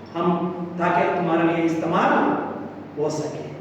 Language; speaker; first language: Hindi; non-native, local second language; Telugu